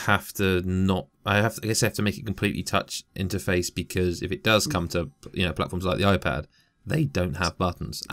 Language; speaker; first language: English; native; English